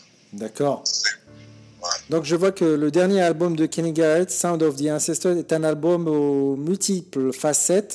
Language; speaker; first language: French; native; French